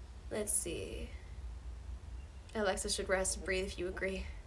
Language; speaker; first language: English; native; English